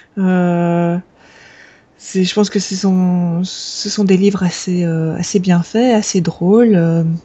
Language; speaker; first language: French; native; French